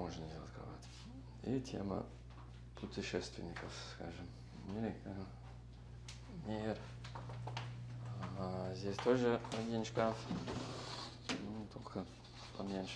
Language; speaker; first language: Russian; non-native, learner; English